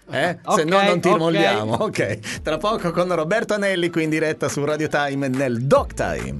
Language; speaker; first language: Italian; native; Italian